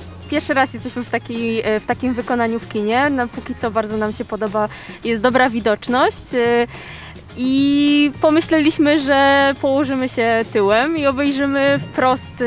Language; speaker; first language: Polish; native; Polish